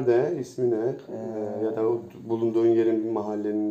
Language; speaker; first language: Turkish; native; Turkish